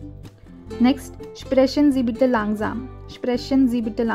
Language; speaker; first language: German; non-native, fluent; Hindi